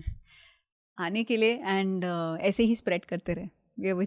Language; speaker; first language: Hindi; native; Hindi